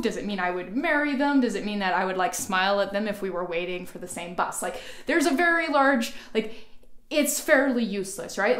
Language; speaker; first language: English; native; English